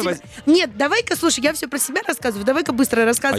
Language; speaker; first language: Russian; native; Russian